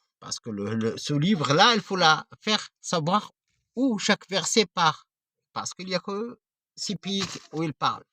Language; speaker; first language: French; non-native, fluent; Arabic